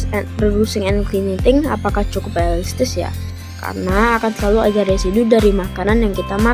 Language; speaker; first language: Indonesian; native; Indonesian